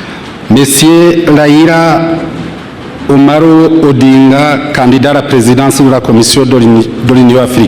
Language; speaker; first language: French; non-native, local second language; Rundi